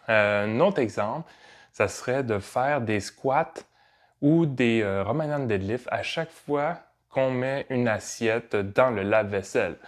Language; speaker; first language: French; native; French